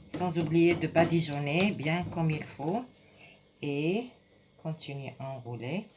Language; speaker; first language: French; non-native, local second language; Arabic